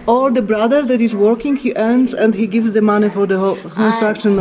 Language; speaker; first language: English; non-native, fluent; Polish